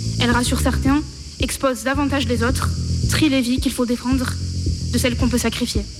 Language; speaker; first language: French; native; French